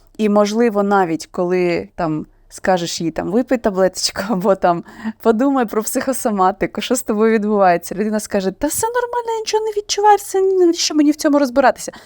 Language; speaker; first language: Ukrainian; non-native, local second language; Russian